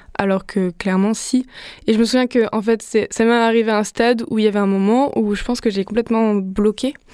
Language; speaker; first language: French; early bilingual, other home language; Spanish